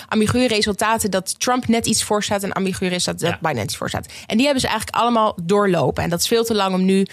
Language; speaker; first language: Dutch; native; Dutch